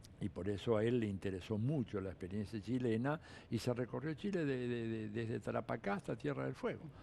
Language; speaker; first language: Spanish; early bilingual, other home language; Italian